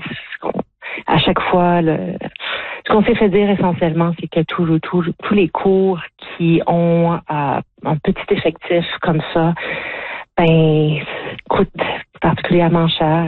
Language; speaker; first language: French; native; French